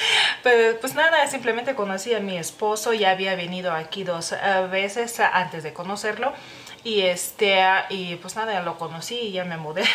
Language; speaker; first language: Spanish; non-native, fluent; Lithuanian